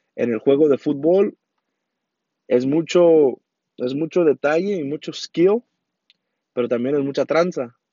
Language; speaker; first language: Spanish; early bilingual, heritage; Spanish